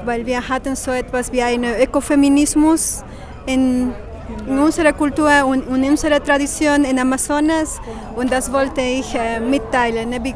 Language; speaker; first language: German; non-native, fluent; Spanish